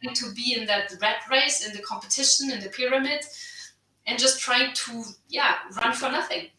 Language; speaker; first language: English; non-native, fluent; German